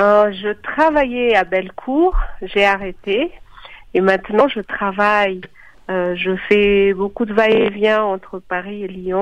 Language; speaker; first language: French; non-native, local second language; Malagasy